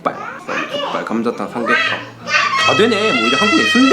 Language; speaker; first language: Korean; native; Korean